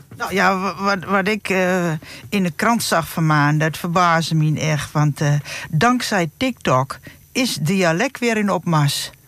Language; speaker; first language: Dutch; non-native, local second language; Low German